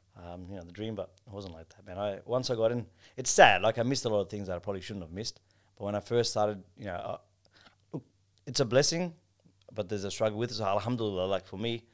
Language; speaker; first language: English; native; English